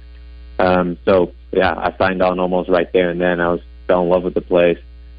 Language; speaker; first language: English; non-native, fluent; Dutch